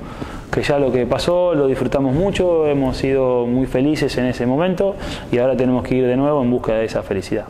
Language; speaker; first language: Spanish; native; Spanish